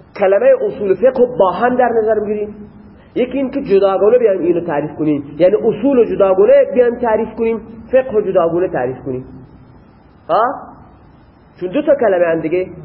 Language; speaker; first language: Persian; non-native, local second language; Baluchi